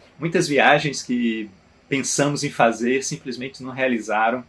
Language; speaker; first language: Portuguese; native; Portuguese